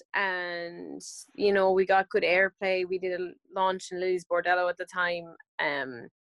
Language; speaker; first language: English; native; English